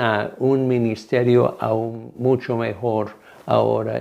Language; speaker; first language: Spanish; non-native, fluent; English